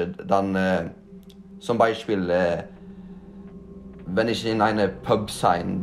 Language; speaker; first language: German; non-native, learner; Norwegian